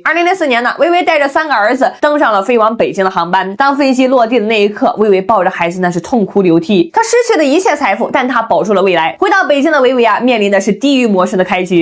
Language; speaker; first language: Chinese; native; Chinese